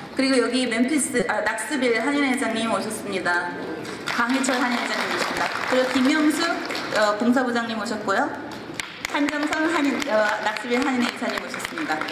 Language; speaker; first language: Korean; native; Korean